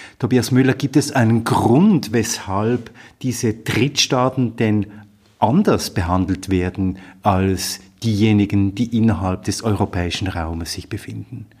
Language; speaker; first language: German; native; German